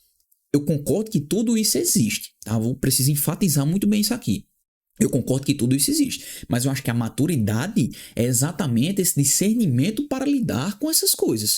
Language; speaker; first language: Portuguese; native; Portuguese